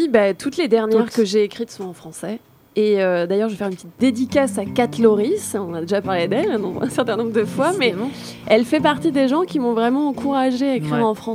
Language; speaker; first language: French; native; French